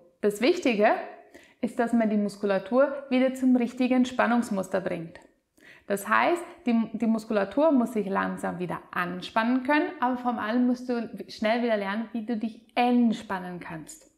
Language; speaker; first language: German; native; German